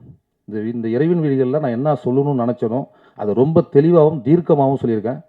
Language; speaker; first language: Tamil; native; Tamil